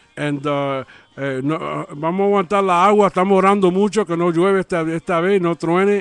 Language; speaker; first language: Spanish; early bilingual, heritage; Spanish